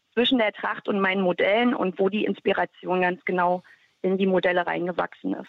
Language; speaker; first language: German; native; German